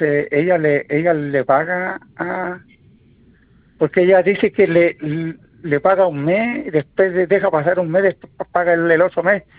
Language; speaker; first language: Spanish; native; Spanish